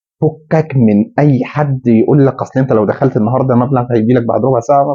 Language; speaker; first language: Arabic; native; Arabic